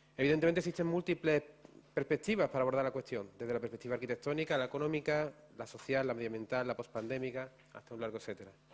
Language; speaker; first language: Spanish; native; Spanish